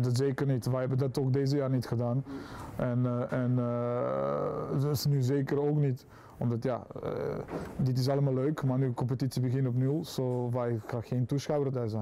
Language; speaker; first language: Dutch; non-native, fluent; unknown